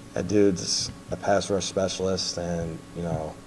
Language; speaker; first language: English; native; English